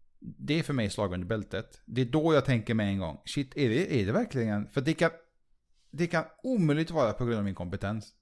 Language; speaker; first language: Swedish; early bilingual, other home language; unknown